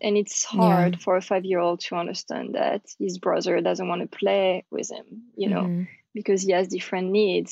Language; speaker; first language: English; non-native, fluent; French